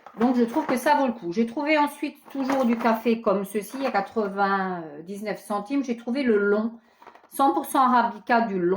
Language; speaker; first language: French; native; French